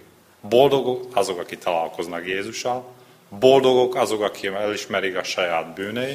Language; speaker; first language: Hungarian; non-native, learner; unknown